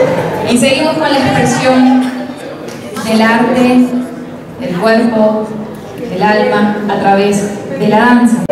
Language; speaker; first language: Spanish; native; Spanish